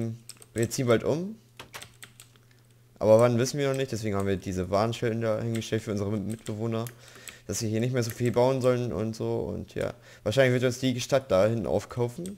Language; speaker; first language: German; native; German